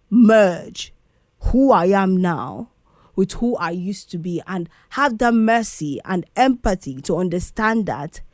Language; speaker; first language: English; non-native, local second language; Igbo